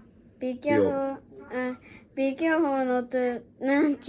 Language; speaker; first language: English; non-native, learner; Japanese